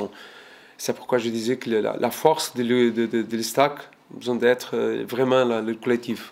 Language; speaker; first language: French; non-native, fluent; Portuguese